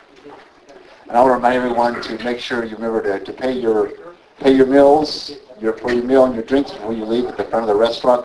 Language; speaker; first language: English; native; English